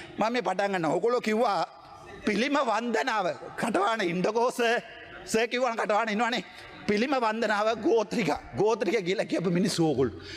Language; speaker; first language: Sinhala; non-native, local second language; Tamil